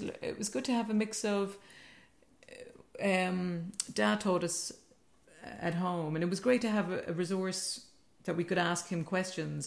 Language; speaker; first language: English; native; English